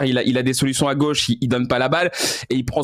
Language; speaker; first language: French; native; French